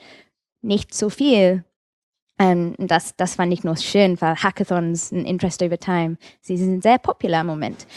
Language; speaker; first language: German; non-native, fluent; English